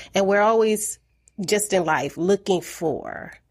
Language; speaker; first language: English; native; English